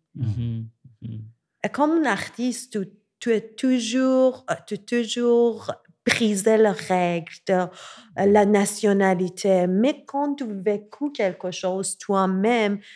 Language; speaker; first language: French; non-native, learner; Persian